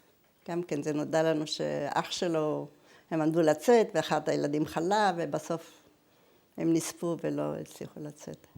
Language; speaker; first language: Hebrew; early bilingual, other home language; German